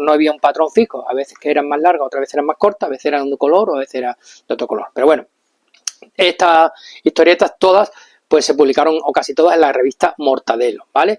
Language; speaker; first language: Spanish; native; Spanish